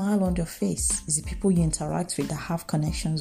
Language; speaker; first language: English; non-native, local second language; Igbo